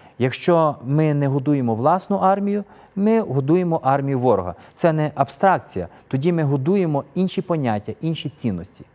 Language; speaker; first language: Ukrainian; native; Ukrainian